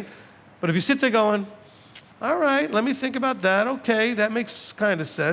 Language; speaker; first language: English; native; English